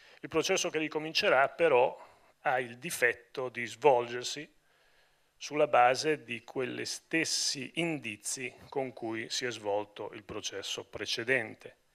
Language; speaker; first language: Italian; native; Italian